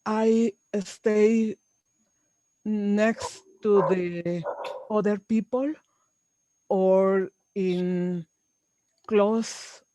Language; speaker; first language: English; non-native, learner; Spanish